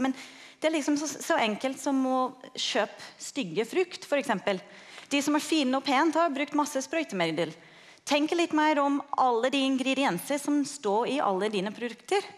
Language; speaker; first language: Norwegian; non-native, fluent; English